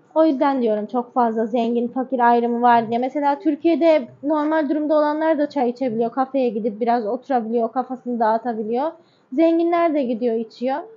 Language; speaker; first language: Turkish; native; Turkish